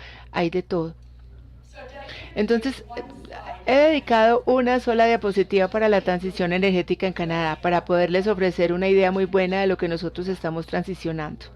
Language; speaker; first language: Spanish; non-native, fluent; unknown